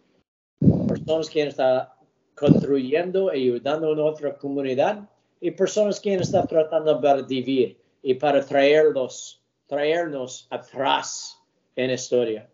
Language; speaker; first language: Spanish; early bilingual, heritage; English